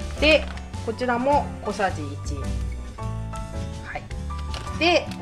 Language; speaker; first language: Japanese; native; Japanese